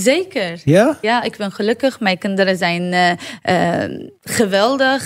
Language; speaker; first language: Dutch; non-native, learner; Arabic